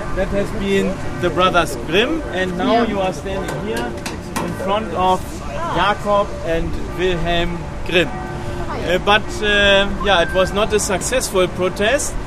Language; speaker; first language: English; non-native, fluent; German